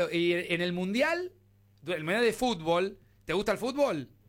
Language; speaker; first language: Spanish; native; Spanish